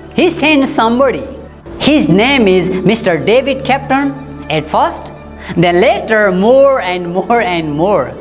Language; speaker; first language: English; non-native, local second language; Nepali